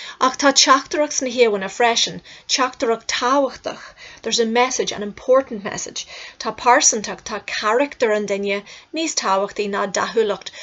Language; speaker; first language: Irish; native; Irish